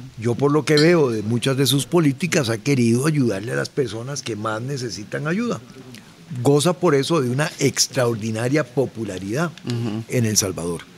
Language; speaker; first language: Spanish; native; Spanish